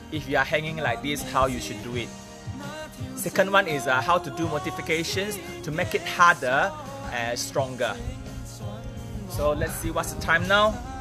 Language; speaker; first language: English; non-native, local second language; Chinese